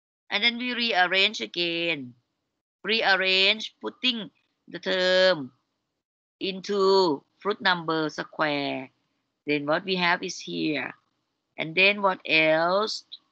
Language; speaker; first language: English; non-native, fluent; Thai